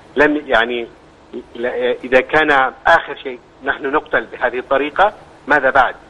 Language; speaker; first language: Arabic; native; Arabic